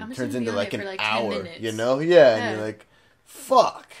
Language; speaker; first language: English; native; English